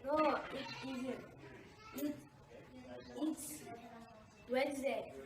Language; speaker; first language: English; non-native, learner; Japanese